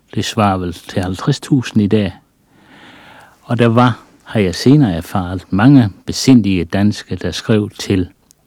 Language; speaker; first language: Danish; native; Danish